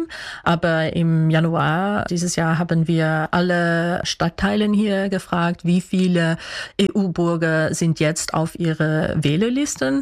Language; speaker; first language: German; non-native, fluent; Dutch